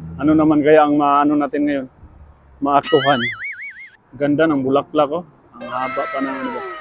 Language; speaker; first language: Filipino; native; Filipino